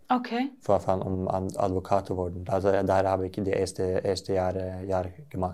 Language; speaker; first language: German; non-native, learner; Norwegian